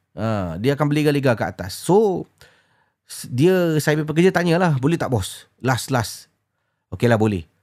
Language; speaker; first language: Malay; native; Malay